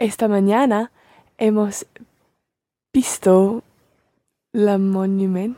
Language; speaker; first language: Spanish; non-native, learner; English